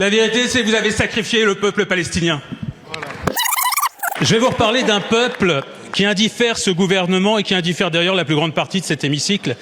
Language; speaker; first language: French; native; French